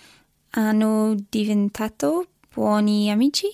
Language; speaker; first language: Italian; non-native, learner; English